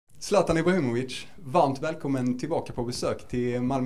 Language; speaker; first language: Swedish; native; Swedish